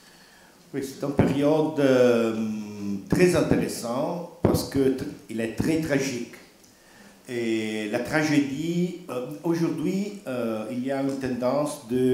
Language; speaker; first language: French; non-native, learner; Italian